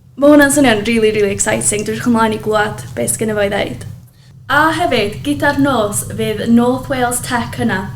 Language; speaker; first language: Welsh; native; Welsh